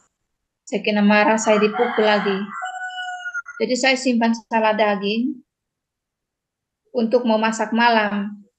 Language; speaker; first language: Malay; non-native, local second language; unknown